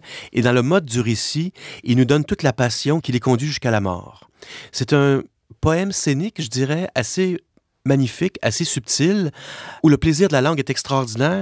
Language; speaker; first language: French; native; French